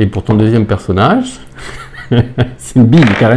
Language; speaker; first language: French; native; French